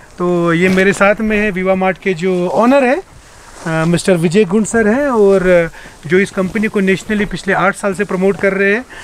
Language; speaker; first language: Hindi; non-native, local second language; Kashmiri